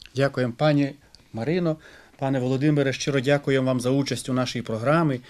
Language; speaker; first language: Ukrainian; native; Ukrainian